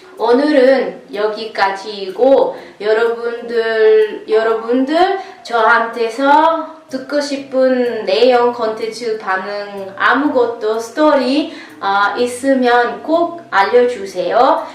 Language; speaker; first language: Korean; non-native, learner; Italian